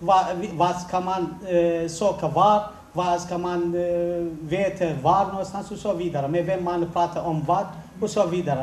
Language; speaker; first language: Swedish; non-native, fluent; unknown